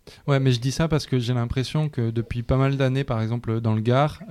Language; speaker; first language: French; native; French